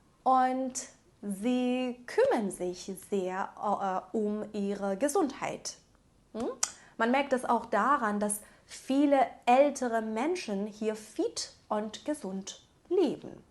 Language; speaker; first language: German; non-native, fluent; Persian